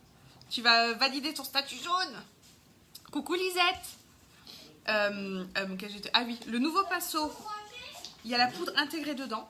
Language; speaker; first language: French; native; French